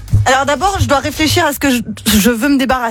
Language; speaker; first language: French; native; French